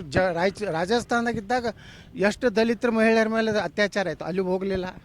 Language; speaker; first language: Kannada; native; Kannada